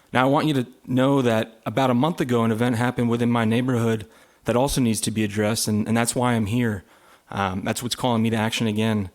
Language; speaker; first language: English; native; English